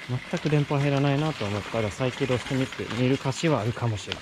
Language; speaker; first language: Japanese; non-native, fluent; Swedish